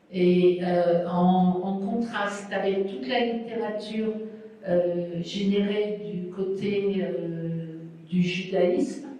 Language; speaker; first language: French; non-native, fluent; Spanish